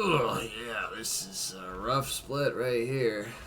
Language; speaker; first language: English; native; English